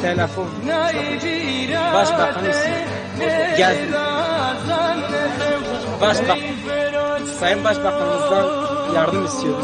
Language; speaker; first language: Turkish; non-native, local second language; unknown